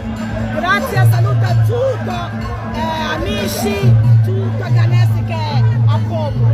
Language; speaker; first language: Italian; non-native, learner; Akan